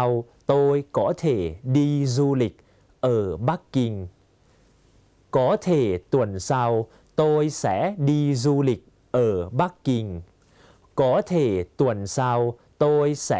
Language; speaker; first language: Thai; native; Thai